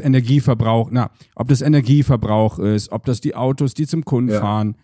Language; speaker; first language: German; native; German